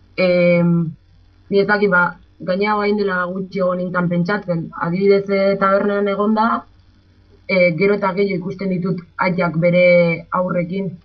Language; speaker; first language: Basque; non-native, local second language; Spanish